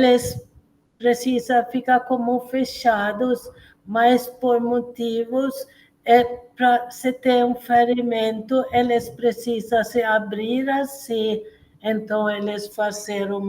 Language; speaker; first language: Portuguese; non-native, fluent; Swedish